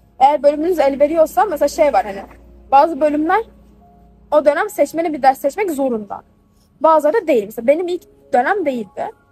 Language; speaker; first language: Turkish; native; Turkish